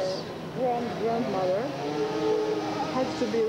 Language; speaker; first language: English; non-native, learner; Polish